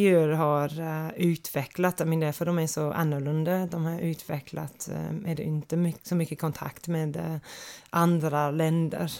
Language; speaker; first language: Swedish; non-native, fluent; English